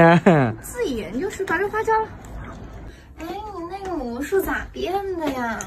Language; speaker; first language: Chinese; native; Chinese